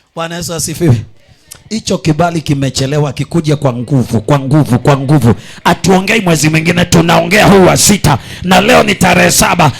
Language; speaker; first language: Swahili; non-native, local second language; Kamba